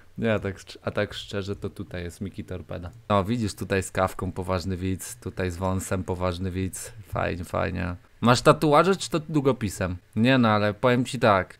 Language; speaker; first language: Polish; native; Polish